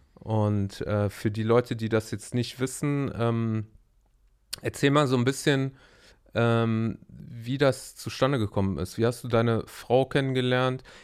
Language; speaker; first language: German; early bilingual, other home language; Arabic